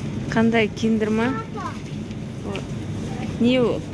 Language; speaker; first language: Kazakh; native; Kazakh